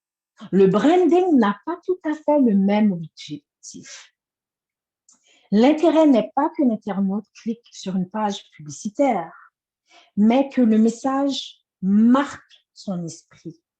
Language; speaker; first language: French; native; French